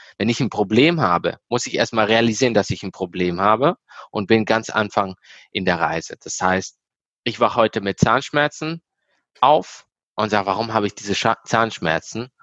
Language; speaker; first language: German; early bilingual, heritage; German